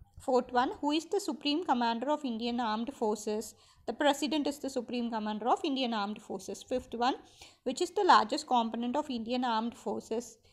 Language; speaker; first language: English; non-native, local second language; Tamil